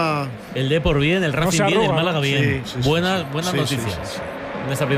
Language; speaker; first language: Spanish; native; Spanish